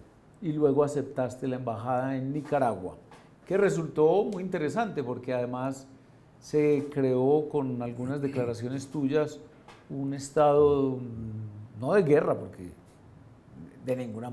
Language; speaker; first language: Spanish; native; Spanish